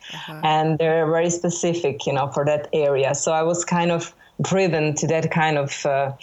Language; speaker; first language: English; non-native, fluent; Serbian